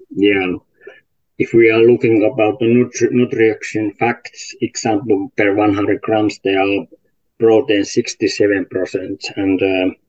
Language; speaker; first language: English; non-native, learner; Finnish